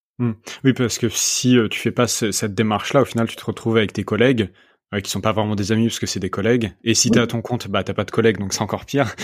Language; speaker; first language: French; native; French